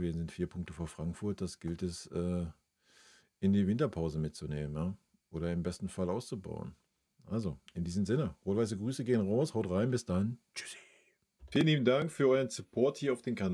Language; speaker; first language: German; native; German